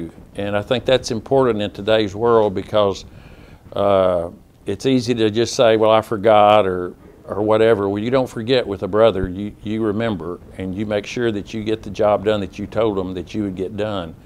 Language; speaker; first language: English; native; English